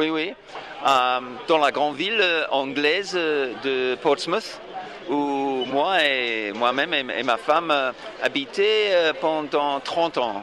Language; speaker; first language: French; non-native, fluent; English